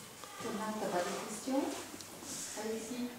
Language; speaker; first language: French; native; French